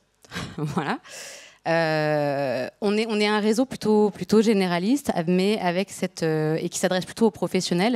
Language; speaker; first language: French; native; French